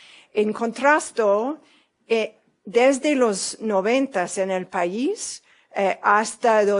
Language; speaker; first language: Spanish; non-native, fluent; English